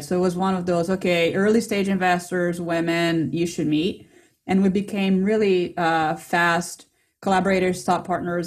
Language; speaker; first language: English; non-native, fluent; Portuguese